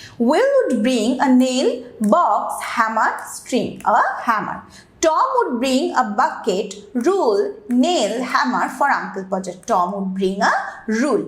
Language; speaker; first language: English; non-native, local second language; Bangla